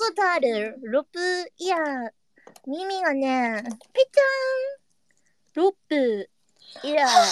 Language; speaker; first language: Japanese; native; Japanese